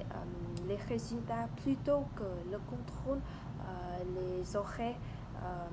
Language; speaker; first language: French; non-native, learner; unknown